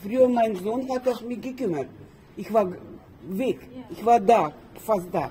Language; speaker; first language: German; non-native, learner; Russian